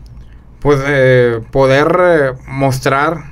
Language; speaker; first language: Spanish; native; Spanish